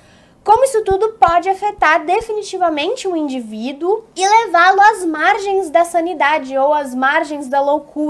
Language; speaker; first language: Portuguese; native; Portuguese